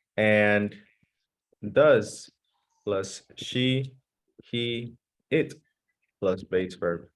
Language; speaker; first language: English; early bilingual, other home language; Spanish